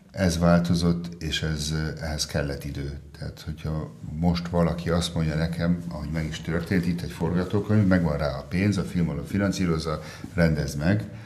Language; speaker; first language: Hungarian; early bilingual, heritage; Hungarian